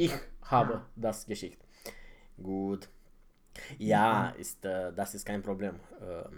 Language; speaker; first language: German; non-native, fluent; Romanian